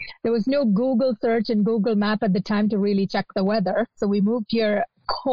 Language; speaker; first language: English; non-native, local second language; Malayalam